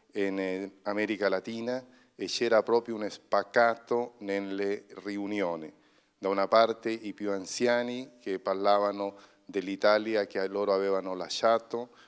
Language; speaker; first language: Italian; non-native, fluent; Spanish